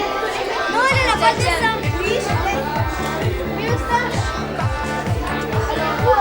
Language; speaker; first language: French; native; French